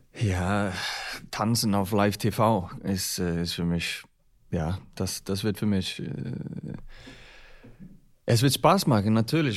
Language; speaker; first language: German; non-native, learner; Icelandic